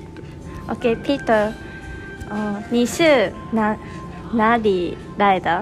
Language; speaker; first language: Chinese; non-native, learner; Japanese